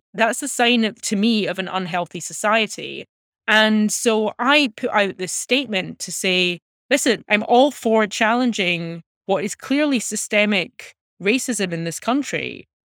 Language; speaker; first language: English; native; English